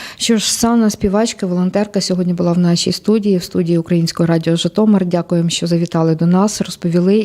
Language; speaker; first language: Ukrainian; native; Ukrainian